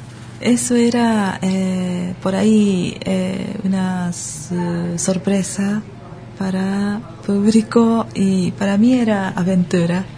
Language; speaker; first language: Spanish; non-native, learner; Japanese